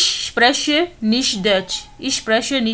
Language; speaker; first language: German; non-native, learner; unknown